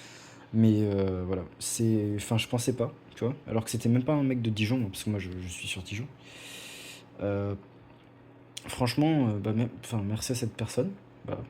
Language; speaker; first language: French; native; French